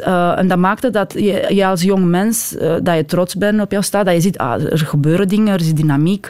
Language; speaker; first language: Dutch; non-native, fluent; Romanian